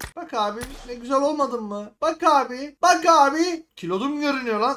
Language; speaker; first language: Turkish; native; Turkish